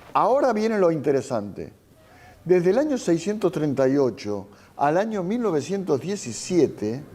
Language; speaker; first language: Spanish; native; Spanish